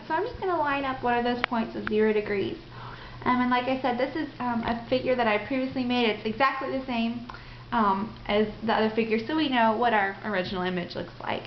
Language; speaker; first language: English; native; English